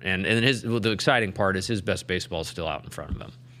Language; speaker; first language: English; native; English